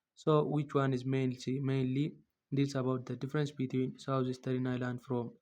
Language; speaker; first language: English; non-native, local second language; Amharic